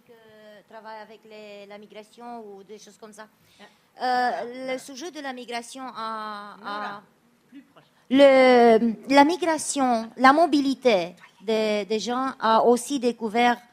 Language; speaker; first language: French; non-native, fluent; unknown